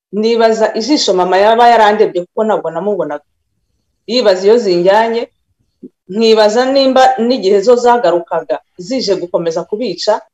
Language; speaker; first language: Kinyarwanda; early bilingual, other home language; Rundi